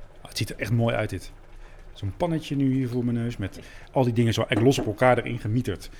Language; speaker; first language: Dutch; native; Dutch